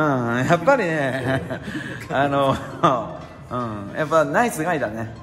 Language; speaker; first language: Japanese; native; Japanese